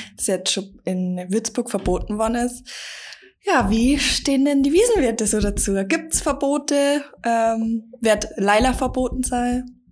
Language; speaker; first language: German; native; German